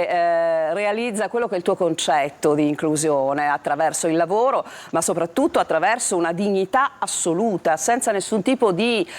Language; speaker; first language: Italian; native; Italian